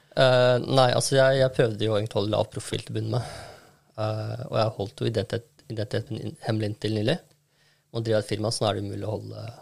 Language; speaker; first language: Norwegian; early bilingual, other home language; Kurdish